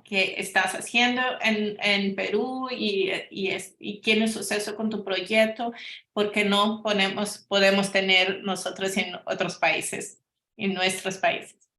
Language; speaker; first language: Spanish; non-native, fluent; Portuguese